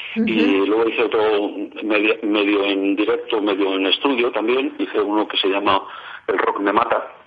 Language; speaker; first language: Spanish; native; Spanish